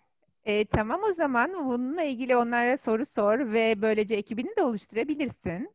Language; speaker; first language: Turkish; native; Turkish